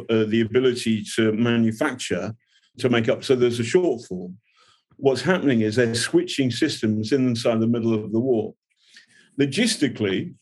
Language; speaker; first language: English; native; English